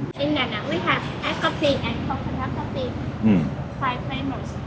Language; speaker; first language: English; non-native, learner; Vietnamese